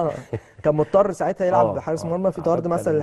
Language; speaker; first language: Arabic; native; Arabic